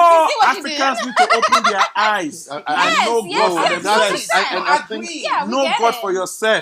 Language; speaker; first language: English; non-native, local second language; Yoruba